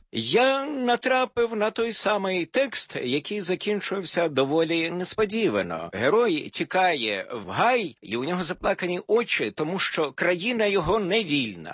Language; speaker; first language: Ukrainian; native; Ukrainian